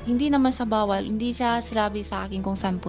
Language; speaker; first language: Filipino; non-native, learner; Chinese